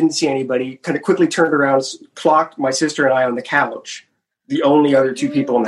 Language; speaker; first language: English; native; English